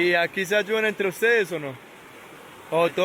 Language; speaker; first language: Spanish; early bilingual, heritage; English